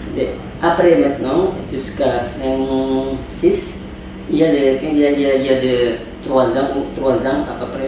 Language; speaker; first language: French; non-native, learner; Indonesian